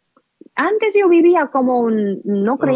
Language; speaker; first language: Spanish; non-native, learner; Korean